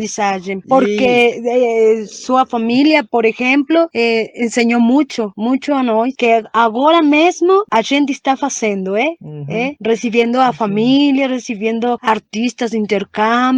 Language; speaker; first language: Portuguese; non-native, learner; Spanish